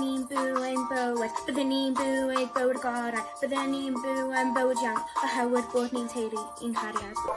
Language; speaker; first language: Welsh; non-native, local second language; English